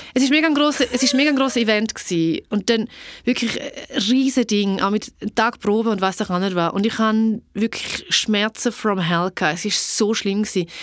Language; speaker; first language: German; early bilingual, other home language; Albanian